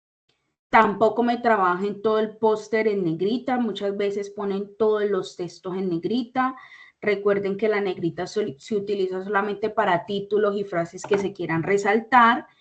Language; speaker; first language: Spanish; native; Spanish